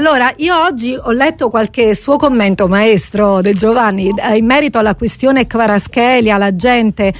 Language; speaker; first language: Italian; native; Italian